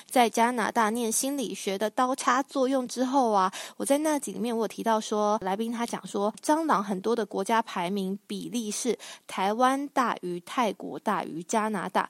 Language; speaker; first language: Chinese; native; Chinese